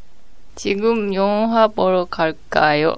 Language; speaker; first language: Korean; non-native, learner; Japanese